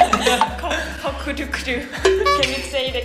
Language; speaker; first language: Thai; native; Thai